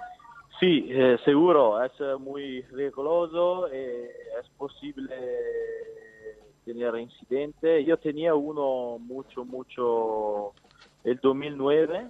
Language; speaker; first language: Spanish; non-native, learner; Italian